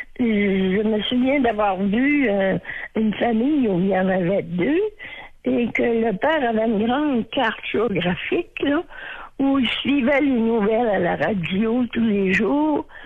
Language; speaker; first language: French; native; French